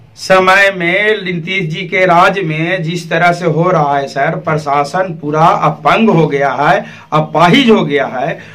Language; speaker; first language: Hindi; native; Hindi